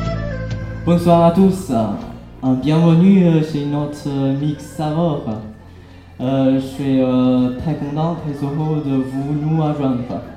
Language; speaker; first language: French; non-native, learner; Chinese